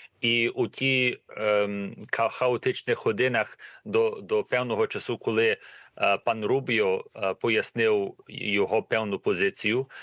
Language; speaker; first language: Ukrainian; early bilingual, heritage; Ukrainian